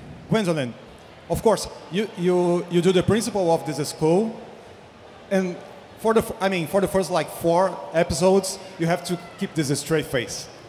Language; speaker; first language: English; non-native, fluent; Portuguese